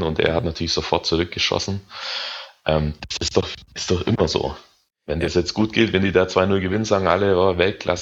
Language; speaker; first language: German; native; German